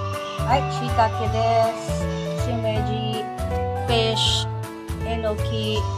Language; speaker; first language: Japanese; non-native, learner; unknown